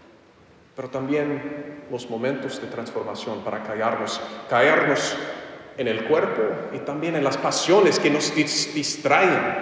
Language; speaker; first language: Spanish; non-native, fluent; English